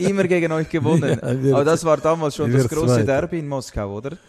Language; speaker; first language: German; native; German